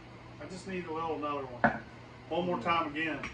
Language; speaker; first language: English; native; English